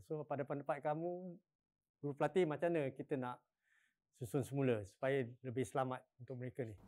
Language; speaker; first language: Malay; non-native, local second language; Chinese